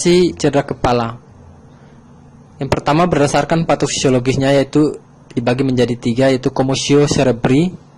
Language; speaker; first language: Indonesian; native; Indonesian